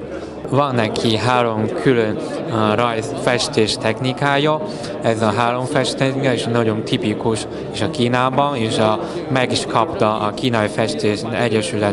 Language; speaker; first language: Hungarian; non-native, learner; Chinese